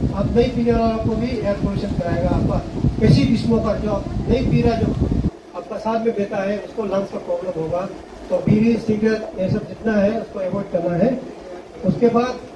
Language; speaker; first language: Hindi; non-native, local second language; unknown